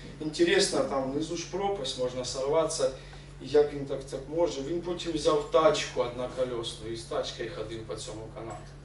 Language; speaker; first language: Ukrainian; non-native, local second language; Russian